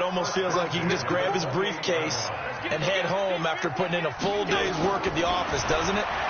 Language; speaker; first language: English; native; English